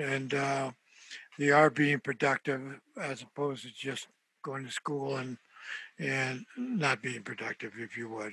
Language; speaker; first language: English; early bilingual, other home language; Spanish